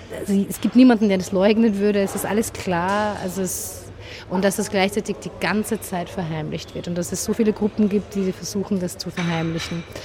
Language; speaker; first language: German; non-native, local second language; Slovenian